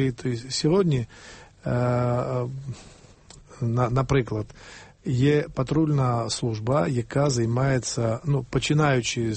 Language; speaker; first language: Ukrainian; non-native, fluent; Georgian